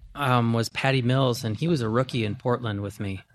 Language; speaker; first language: English; native; English